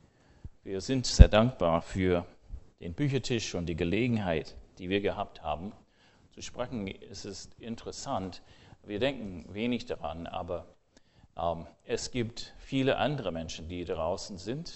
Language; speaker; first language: German; non-native, fluent; English